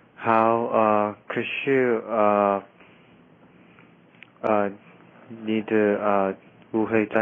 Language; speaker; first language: Chinese; non-native, learner; English